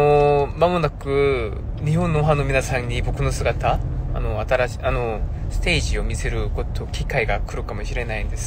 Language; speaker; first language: Japanese; non-native, fluent; Korean